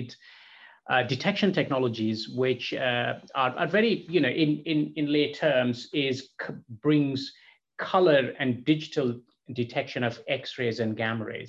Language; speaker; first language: English; non-native, local second language; Bangla